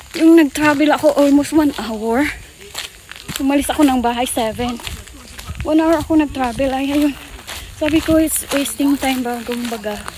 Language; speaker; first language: Filipino; non-native, local second language; Cebuano